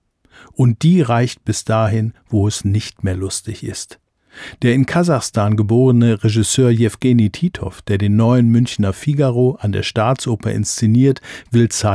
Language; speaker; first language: German; native; German